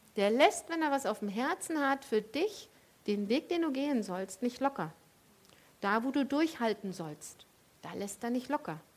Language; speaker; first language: German; native; German